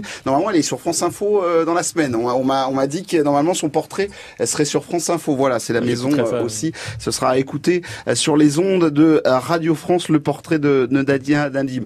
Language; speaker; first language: French; native; French